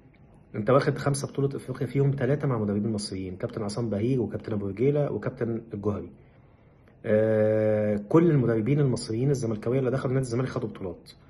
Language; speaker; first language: Arabic; native; Arabic